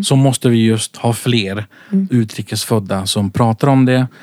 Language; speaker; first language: Swedish; early bilingual, other home language; Central Kurdish